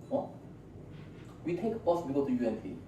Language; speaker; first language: English; non-native, learner; Korean